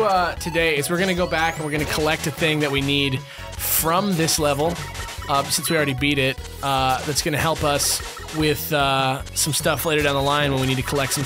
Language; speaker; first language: English; native; English